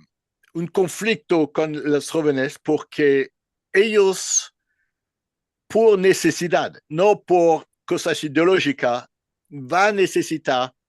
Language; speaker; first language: Spanish; non-native, learner; French